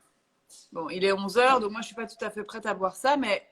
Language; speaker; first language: French; native; French